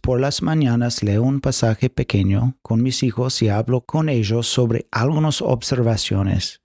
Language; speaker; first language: Spanish; non-native, fluent; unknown